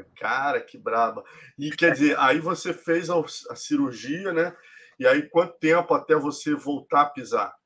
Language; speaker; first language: Portuguese; native; Portuguese